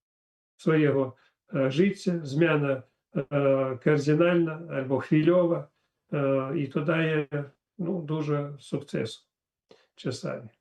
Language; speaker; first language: Polish; non-native, fluent; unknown